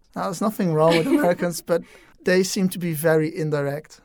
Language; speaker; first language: English; non-native, fluent; Dutch